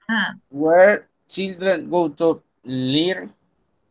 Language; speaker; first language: English; non-native, learner; Spanish